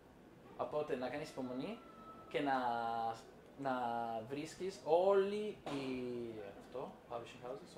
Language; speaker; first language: Greek; non-native, fluent; Italian